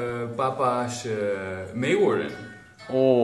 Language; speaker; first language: Chinese; non-native, learner; French